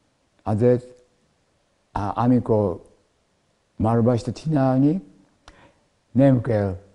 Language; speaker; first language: Hungarian; non-native, learner; Japanese